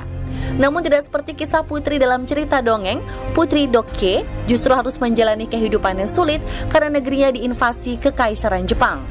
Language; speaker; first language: Indonesian; native; Indonesian